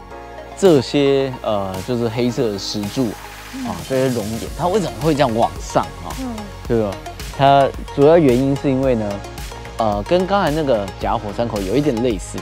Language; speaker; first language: Chinese; native; Chinese